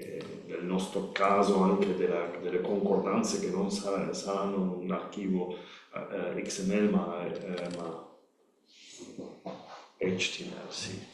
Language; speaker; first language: Italian; non-native, learner; Spanish